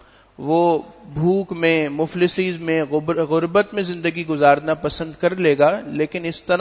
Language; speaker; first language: Urdu; native; Urdu